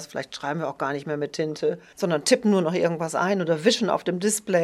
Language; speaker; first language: German; native; German